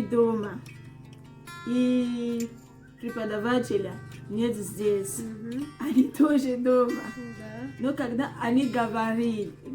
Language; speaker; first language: Russian; non-native, learner; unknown